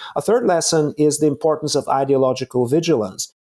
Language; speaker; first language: English; non-native, fluent; Bulgarian